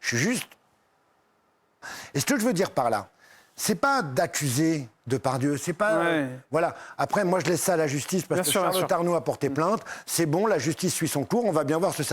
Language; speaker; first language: French; native; French